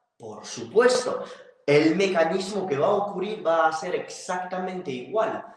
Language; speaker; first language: Spanish; non-native, fluent; French